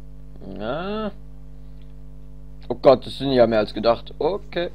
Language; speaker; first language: German; native; German